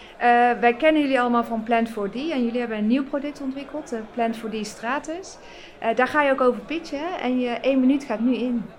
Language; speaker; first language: Dutch; native; Dutch